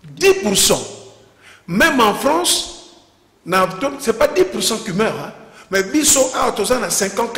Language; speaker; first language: French; non-native, local second language; Lingala